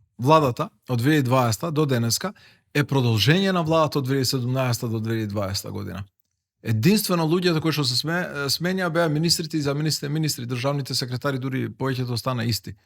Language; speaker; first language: Macedonian; non-native, local second language; Albanian